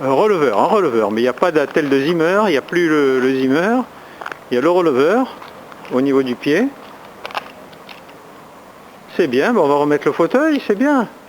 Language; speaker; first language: French; native; French